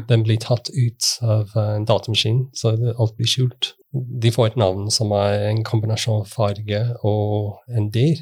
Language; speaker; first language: Norwegian; non-native, fluent; English